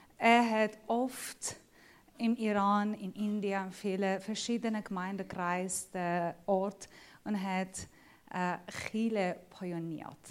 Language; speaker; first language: German; non-native, fluent; Assyrian Neo-Aramaic